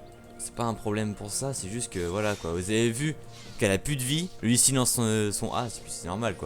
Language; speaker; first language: French; native; French